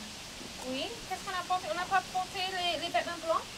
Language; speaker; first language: French; non-native, learner; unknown